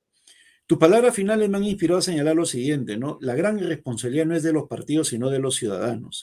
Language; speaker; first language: Spanish; native; Spanish